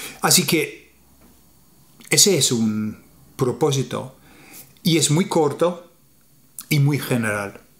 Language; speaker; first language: Spanish; non-native, fluent; English